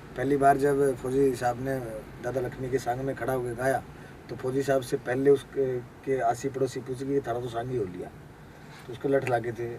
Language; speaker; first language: Hindi; native; Hindi